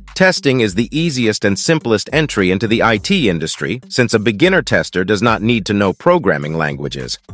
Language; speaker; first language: English; non-native, fluent; Russian